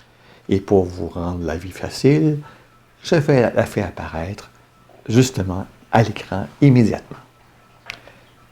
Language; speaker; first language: French; native; French